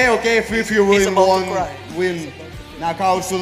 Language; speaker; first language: English; non-native, learner; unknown